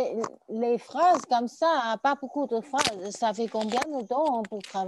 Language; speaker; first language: French; non-native, learner; Chinese